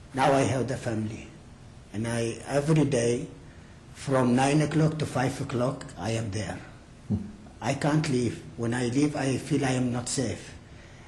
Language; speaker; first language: English; non-native, learner; Arabic